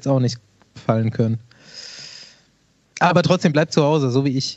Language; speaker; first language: German; native; German